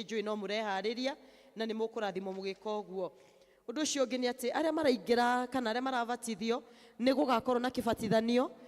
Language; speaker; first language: Kikuyu; native; Kikuyu